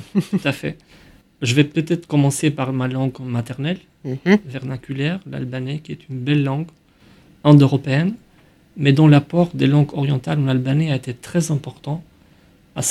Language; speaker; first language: French; non-native, fluent; Albanian